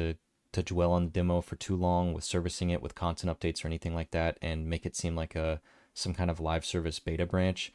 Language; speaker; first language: English; native; English